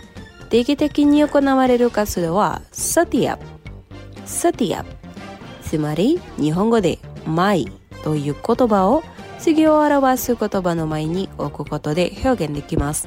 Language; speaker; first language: Japanese; non-native, fluent; Indonesian